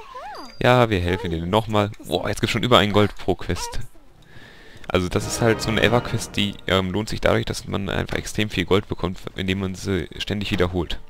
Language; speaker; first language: German; native; German